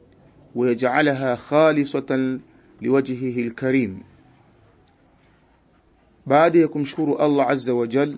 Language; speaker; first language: Arabic; non-native, fluent; Swahili